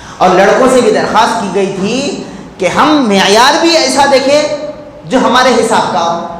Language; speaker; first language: Urdu; native; Urdu